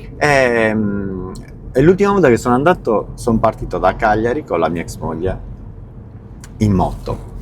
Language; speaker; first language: Italian; native; Italian